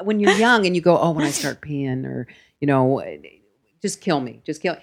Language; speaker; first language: English; native; English